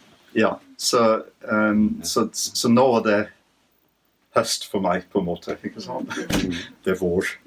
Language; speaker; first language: Norwegian; non-native, fluent; English